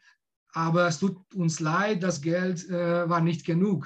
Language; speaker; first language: German; non-native, fluent; Hungarian